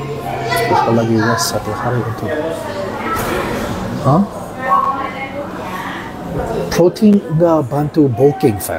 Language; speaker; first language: Indonesian; non-native, learner; English